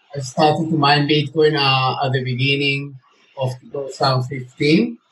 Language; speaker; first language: English; non-native, learner; Spanish